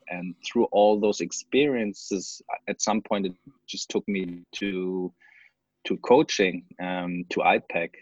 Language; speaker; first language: English; non-native, fluent; German